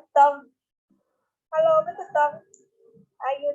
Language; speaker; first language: English; non-native, learner; Vietnamese